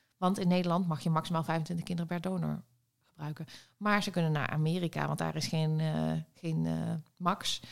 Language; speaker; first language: Dutch; native; Dutch